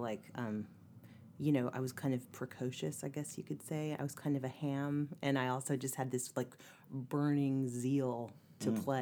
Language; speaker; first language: English; native; English